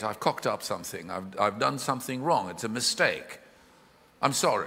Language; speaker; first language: English; native; English